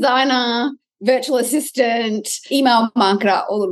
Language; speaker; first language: English; native; English